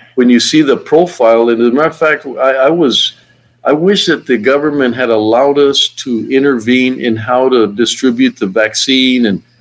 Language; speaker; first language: English; native; English